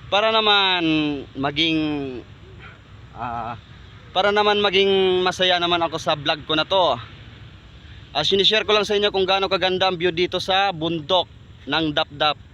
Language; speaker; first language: Filipino; native; Filipino